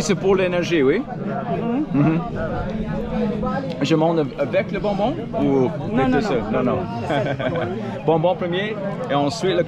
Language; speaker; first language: French; non-native, learner; English